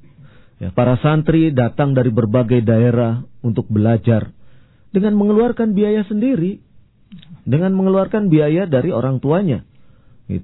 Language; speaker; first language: Indonesian; native; Indonesian